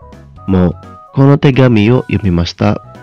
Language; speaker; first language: Japanese; non-native, fluent; Indonesian